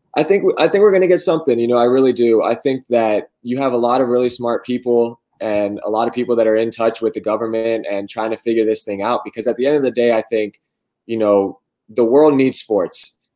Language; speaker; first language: English; native; English